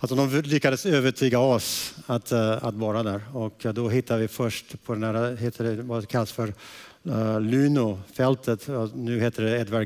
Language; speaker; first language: Swedish; early bilingual, heritage; Swedish